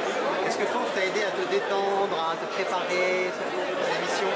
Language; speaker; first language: French; native; French